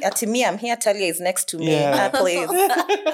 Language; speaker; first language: English; non-native, local second language; Swahili